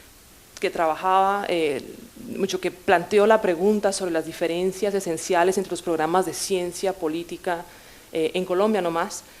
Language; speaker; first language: Spanish; native; Spanish